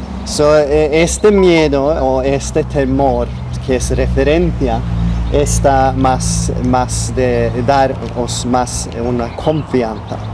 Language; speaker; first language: Spanish; non-native, learner; Swedish